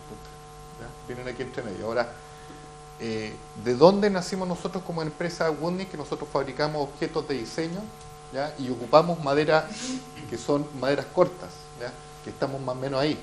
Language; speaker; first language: Spanish; native; Spanish